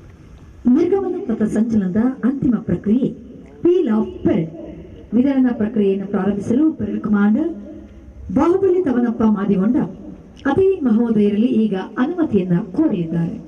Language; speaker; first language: Kannada; native; Kannada